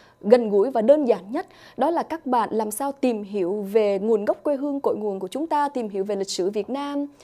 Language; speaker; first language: Vietnamese; early bilingual, other home language; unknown